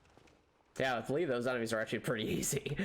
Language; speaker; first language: English; native; English